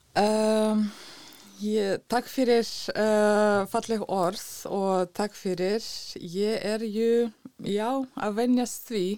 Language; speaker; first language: Icelandic; non-native, fluent; Russian